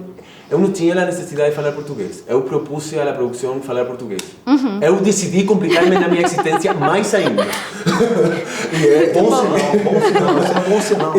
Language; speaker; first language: Portuguese; non-native, fluent; Spanish